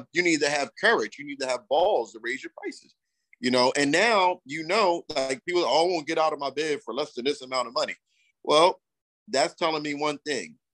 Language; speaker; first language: English; native; English